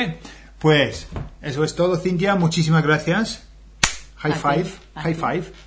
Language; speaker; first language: Spanish; non-native, fluent; English